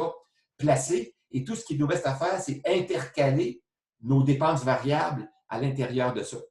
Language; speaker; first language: French; native; French